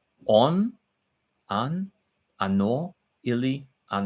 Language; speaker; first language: Russian; non-native, learner; English